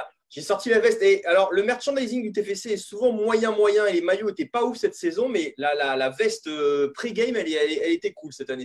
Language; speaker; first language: French; native; French